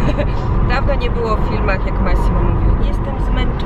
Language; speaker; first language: Polish; native; Polish